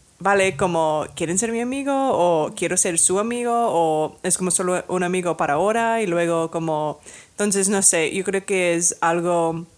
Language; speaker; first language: Spanish; non-native, fluent; English